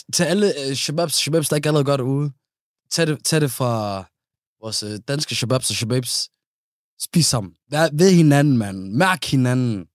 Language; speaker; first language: Danish; early bilingual, other home language; Somali